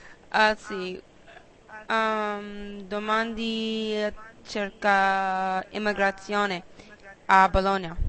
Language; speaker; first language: Italian; non-native, learner; English